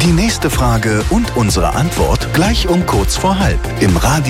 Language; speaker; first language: German; native; German